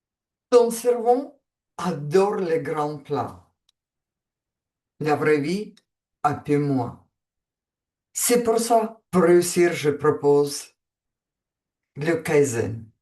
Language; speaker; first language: French; non-native, fluent; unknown